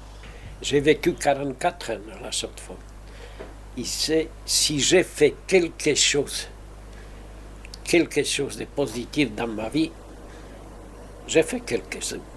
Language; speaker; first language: French; non-native, fluent; Spanish